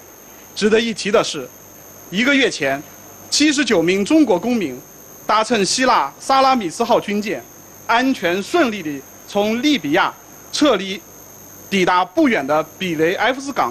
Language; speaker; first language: Chinese; native; Chinese